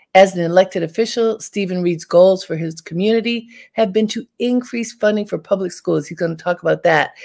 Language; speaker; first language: English; native; English